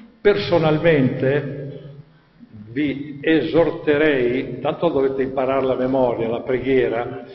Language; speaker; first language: Italian; native; Italian